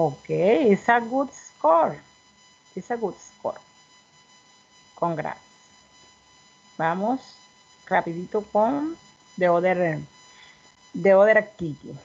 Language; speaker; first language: English; non-native, learner; Spanish